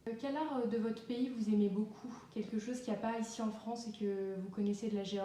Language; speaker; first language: French; native; French